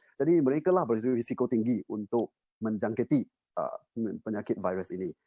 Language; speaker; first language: Malay; non-native, local second language; Chinese